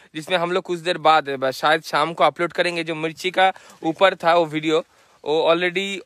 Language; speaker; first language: Hindi; non-native, local second language; Bangla